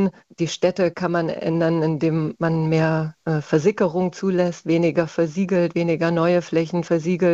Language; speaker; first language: German; native; German